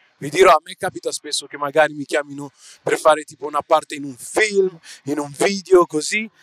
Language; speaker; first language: Italian; early bilingual, other home language; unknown